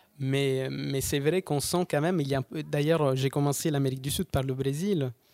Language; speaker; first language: French; non-native, fluent; Italian